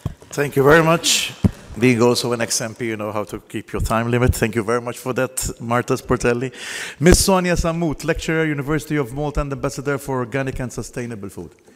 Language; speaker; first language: English; non-native, local second language; Maltese